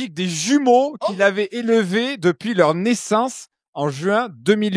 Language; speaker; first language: French; native; French